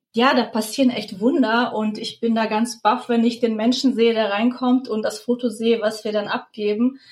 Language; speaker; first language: German; early bilingual, other home language; Russian